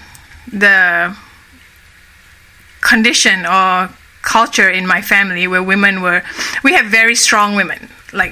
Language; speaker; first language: English; native; English